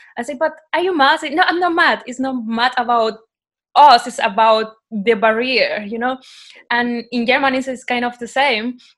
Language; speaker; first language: English; non-native, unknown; Spanish